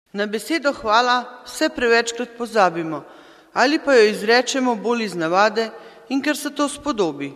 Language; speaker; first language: Slovenian; native; Slovenian